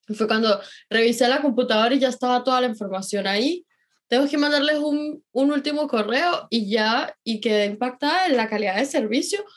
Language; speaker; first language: Spanish; native; Spanish